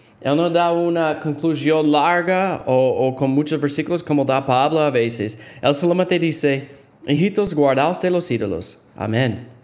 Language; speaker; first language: Spanish; non-native, fluent; English